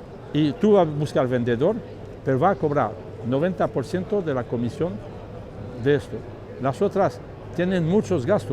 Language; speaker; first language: Spanish; non-native, learner; French